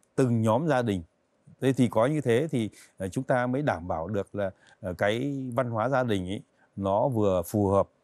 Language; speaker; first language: Vietnamese; native; Vietnamese